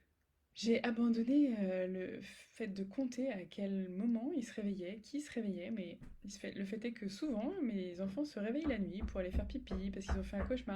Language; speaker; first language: French; native; French